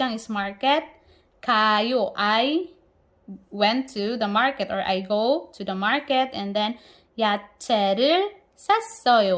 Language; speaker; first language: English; non-native, local second language; Filipino